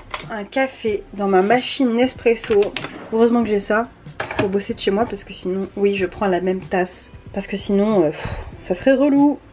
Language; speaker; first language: French; native; French